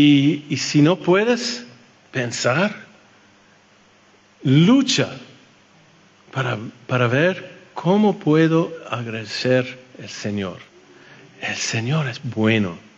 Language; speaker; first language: Spanish; non-native, fluent; French